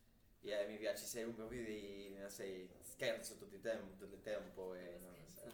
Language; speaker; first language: Italian; non-native, learner; Spanish